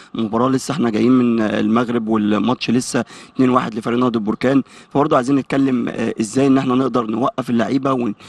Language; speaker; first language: Arabic; native; Arabic